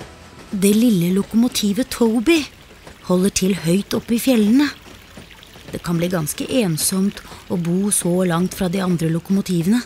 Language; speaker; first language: Norwegian; native; Norwegian